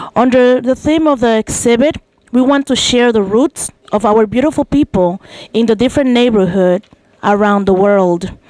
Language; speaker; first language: English; non-native, fluent; Spanish